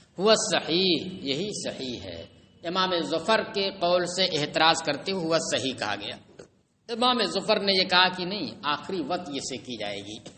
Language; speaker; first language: Urdu; native; Urdu